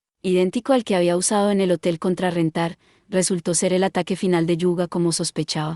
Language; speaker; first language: Spanish; native; Spanish